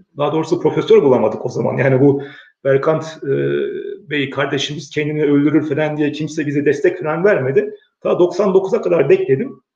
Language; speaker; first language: Turkish; early bilingual, heritage; Turkish